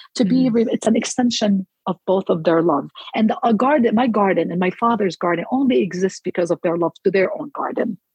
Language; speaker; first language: English; non-native, fluent; Arabic